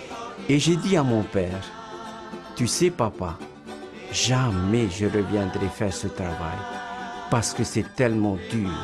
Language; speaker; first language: French; native; French